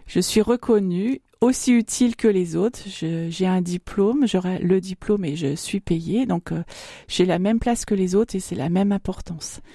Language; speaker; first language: French; native; French